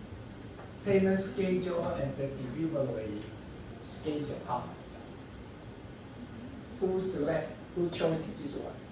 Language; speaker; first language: English; non-native, learner; Chinese